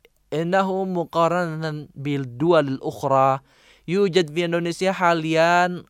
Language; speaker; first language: Arabic; non-native, fluent; Indonesian